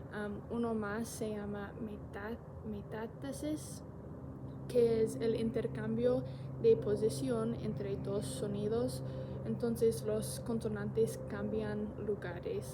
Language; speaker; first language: Spanish; non-native, learner; English